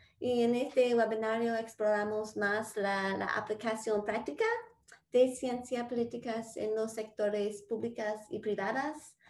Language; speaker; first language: Spanish; non-native, fluent; English